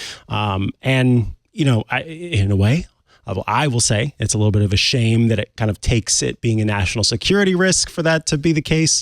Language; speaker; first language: English; native; English